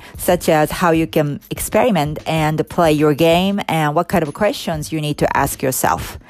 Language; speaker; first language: English; non-native, fluent; Japanese